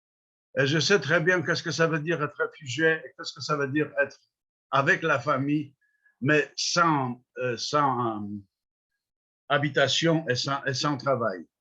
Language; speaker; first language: French; non-native, fluent; Polish